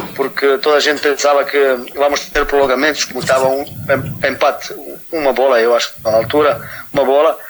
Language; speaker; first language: Portuguese; non-native, fluent; Serbian